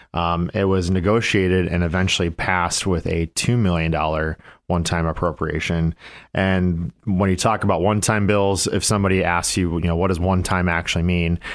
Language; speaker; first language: English; native; English